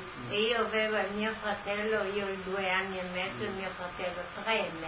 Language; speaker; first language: Italian; non-native, local second language; Friulian